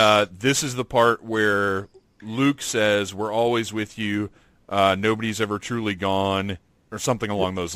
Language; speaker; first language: English; native; English